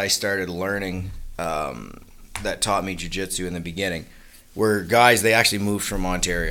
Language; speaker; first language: English; native; English